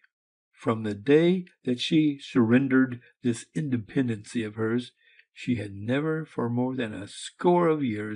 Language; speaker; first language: English; native; English